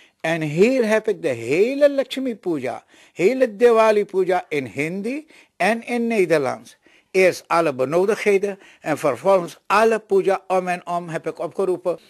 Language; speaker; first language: Dutch; non-native, local second language; Caribbean Hindustani